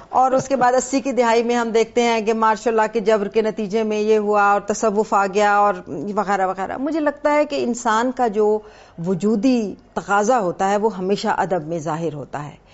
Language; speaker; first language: Urdu; native; Urdu